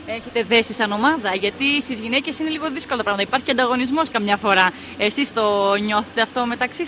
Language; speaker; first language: Greek; native; Greek